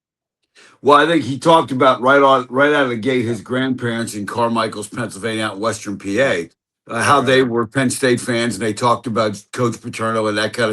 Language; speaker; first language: English; native; English